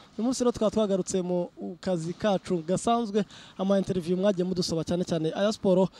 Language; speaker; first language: Kinyarwanda; native; Kinyarwanda